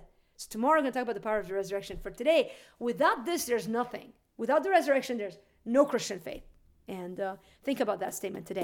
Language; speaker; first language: English; native; English